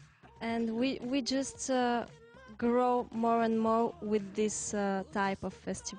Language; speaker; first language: English; non-native, learner; Bulgarian